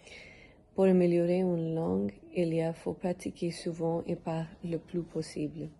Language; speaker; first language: French; non-native, learner; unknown